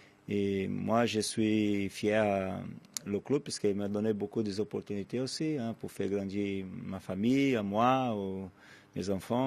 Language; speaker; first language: French; non-native, fluent; Portuguese